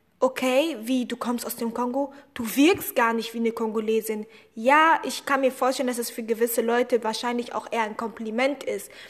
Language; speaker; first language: German; early bilingual, other home language; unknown